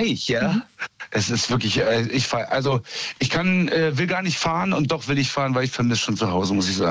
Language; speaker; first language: German; native; German